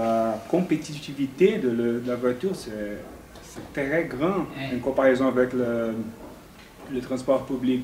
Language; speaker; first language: French; non-native, fluent; Portuguese